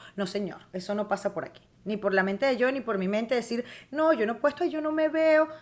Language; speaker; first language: Spanish; native; Spanish